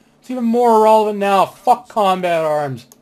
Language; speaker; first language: English; native; English